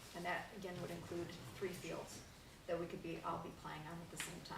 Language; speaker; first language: English; native; English